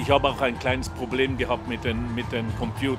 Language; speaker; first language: German; non-native, local second language; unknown